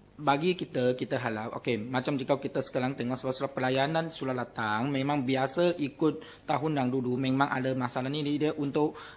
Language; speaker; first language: Malay; non-native, local second language; Chinese